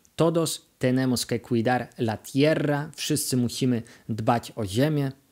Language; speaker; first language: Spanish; non-native, fluent; Polish